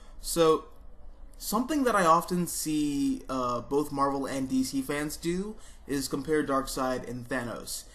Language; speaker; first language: English; native; English